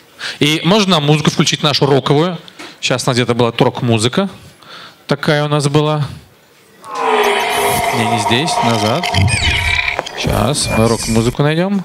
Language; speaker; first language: Russian; native; Russian